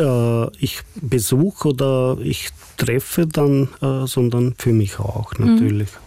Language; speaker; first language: German; non-native, fluent; Hungarian